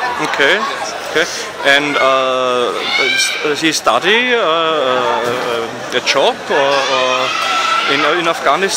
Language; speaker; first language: English; non-native, learner; German